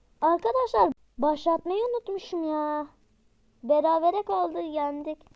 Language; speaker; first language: Turkish; native; Turkish